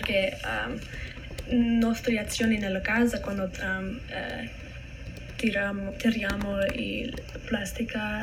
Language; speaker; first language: Italian; non-native, learner; English